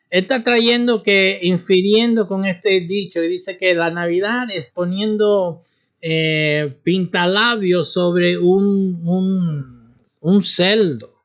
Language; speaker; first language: Spanish; early bilingual, heritage; Spanish